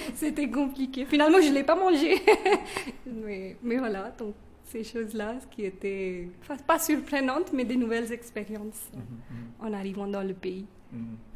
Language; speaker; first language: French; non-native, fluent; Kannada